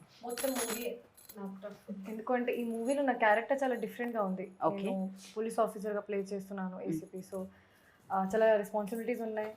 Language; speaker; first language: Telugu; non-native, fluent; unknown